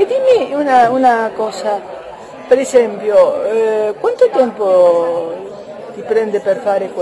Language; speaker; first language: Italian; non-native, learner; Spanish